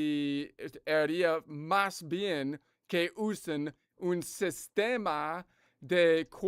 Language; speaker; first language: Spanish; non-native, learner; English